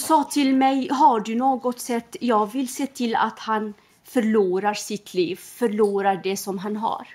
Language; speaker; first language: Swedish; non-native, fluent; Arabic